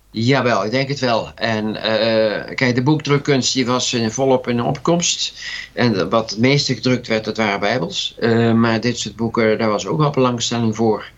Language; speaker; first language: Dutch; native; Dutch